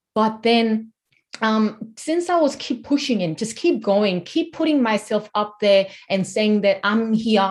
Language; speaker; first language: English; non-native, fluent; Korean